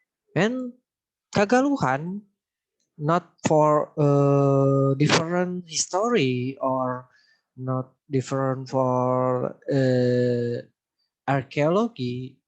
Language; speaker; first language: English; non-native, learner; Indonesian